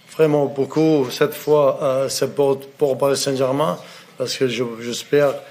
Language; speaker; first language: French; non-native, learner; Arabic